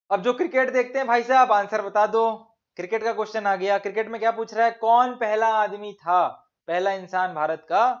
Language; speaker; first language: Hindi; native; Hindi